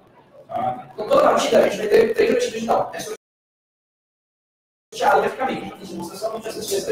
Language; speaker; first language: Portuguese; native; Portuguese